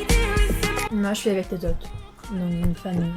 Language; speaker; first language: French; non-native, fluent; English